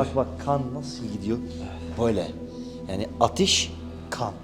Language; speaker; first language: Turkish; non-native, learner; Arabic